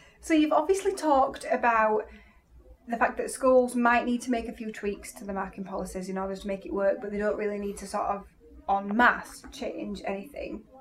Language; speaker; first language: English; native; English